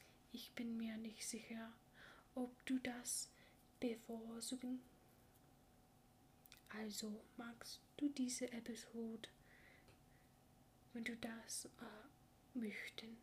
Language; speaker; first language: German; non-native, learner; English